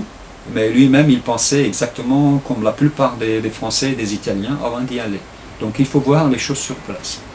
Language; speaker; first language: French; non-native, fluent; Turkish